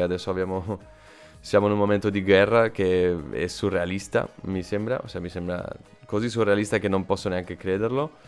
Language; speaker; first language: Italian; non-native, fluent; Spanish